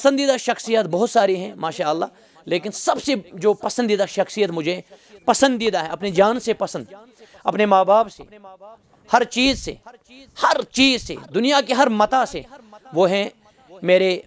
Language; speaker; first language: Hindi; non-native, local second language; Kashmiri